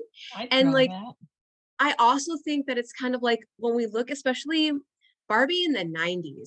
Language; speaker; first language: English; non-native, fluent; Spanish